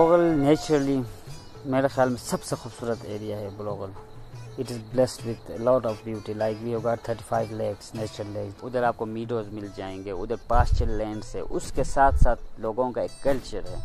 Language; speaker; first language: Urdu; non-native, local second language; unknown